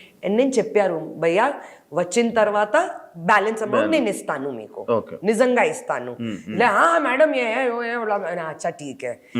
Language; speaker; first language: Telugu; non-native, local second language; Hindi